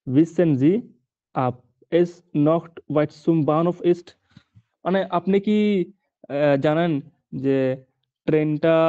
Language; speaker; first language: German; non-native, learner; Bangla